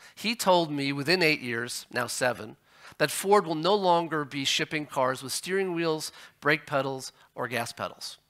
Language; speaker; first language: English; native; English